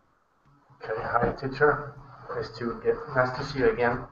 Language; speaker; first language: English; non-native, fluent; Portuguese